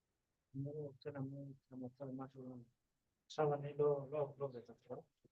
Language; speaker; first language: Hebrew; non-native, learner; Spanish